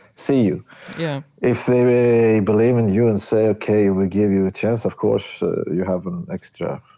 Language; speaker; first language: English; non-native, learner; Swedish